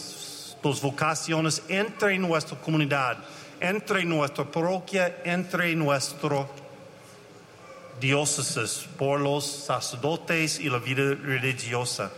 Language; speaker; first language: Spanish; non-native, learner; English